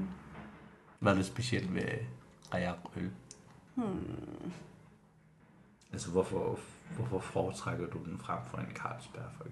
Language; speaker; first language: Danish; non-native, local second language; Kalaallisut